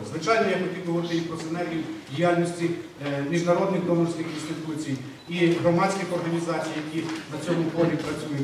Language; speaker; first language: Ukrainian; native; Ukrainian